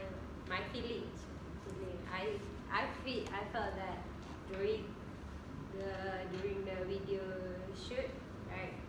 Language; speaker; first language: English; non-native, local second language; Malay